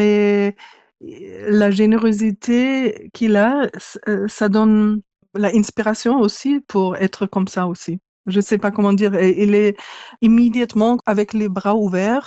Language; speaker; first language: French; non-native, learner; English